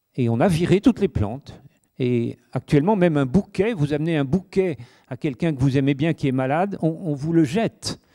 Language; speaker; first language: French; native; French